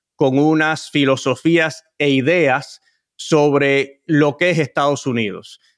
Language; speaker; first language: Spanish; early bilingual, heritage; Spanish